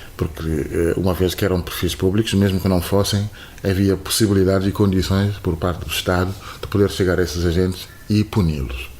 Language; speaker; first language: Portuguese; non-native, fluent; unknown